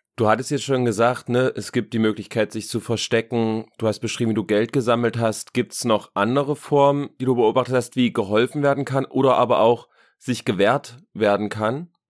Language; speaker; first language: German; native; German